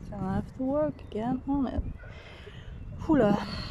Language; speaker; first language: English; non-native, fluent; Dutch